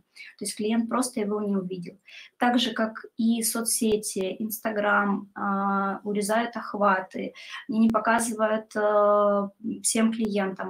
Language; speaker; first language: Russian; native; Russian